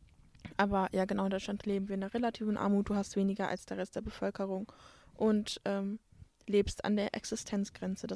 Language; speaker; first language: German; native; German